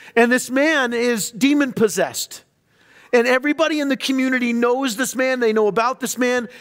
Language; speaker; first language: English; native; English